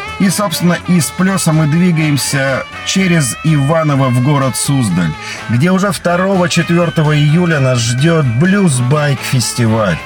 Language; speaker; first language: Russian; native; Russian